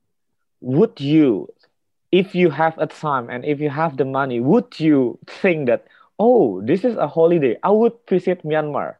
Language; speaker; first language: English; non-native, fluent; Indonesian